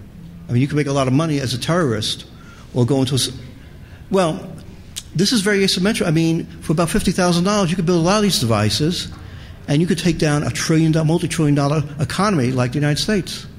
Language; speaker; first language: English; native; English